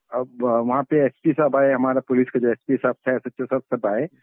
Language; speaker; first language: Hindi; native; Hindi